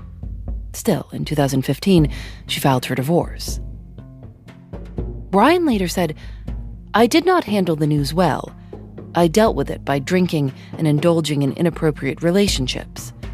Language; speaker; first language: English; native; English